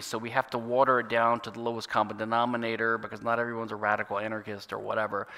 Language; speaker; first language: English; native; English